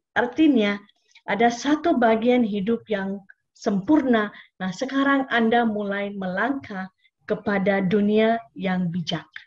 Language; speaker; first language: Indonesian; non-native, fluent; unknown